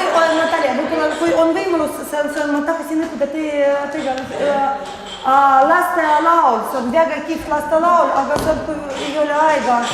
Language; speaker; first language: Estonian; non-native, learner; Russian